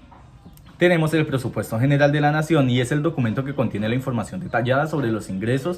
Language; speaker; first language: Spanish; native; Spanish